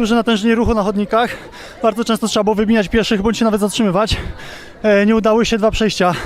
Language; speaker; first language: Polish; native; Polish